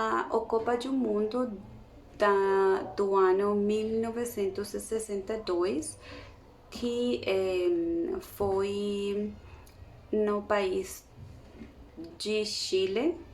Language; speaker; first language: Portuguese; non-native, learner; Spanish